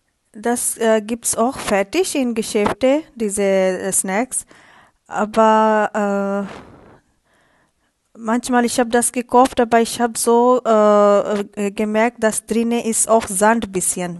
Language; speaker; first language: German; non-native, learner; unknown